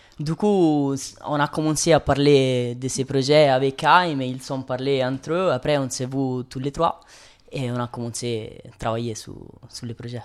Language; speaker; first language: French; non-native, fluent; Italian